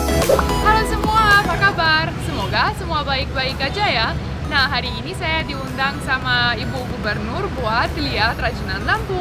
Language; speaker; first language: Indonesian; non-native, fluent; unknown